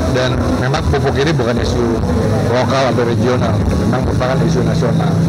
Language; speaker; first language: Indonesian; native; Indonesian